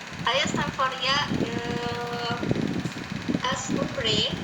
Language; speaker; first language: English; non-native, learner; Indonesian